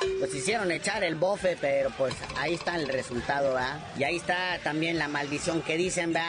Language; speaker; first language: Spanish; native; Spanish